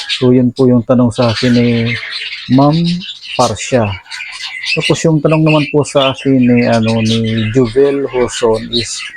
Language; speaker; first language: Filipino; non-native, local second language; Bikol